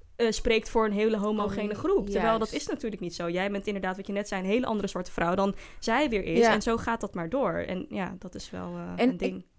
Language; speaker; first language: Dutch; native; Dutch